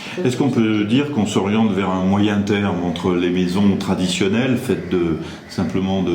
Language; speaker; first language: French; native; French